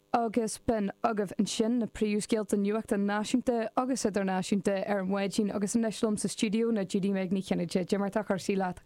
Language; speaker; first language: Irish; native; Irish